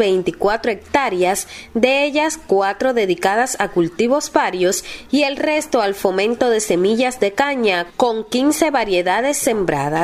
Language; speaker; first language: Spanish; native; Spanish